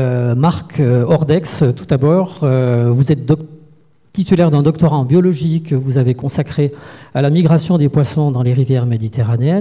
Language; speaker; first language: French; native; French